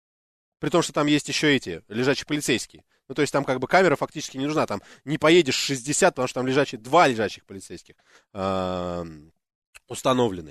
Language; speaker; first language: Russian; native; Russian